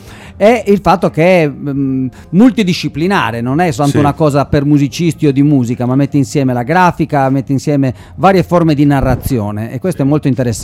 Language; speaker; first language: Italian; native; Italian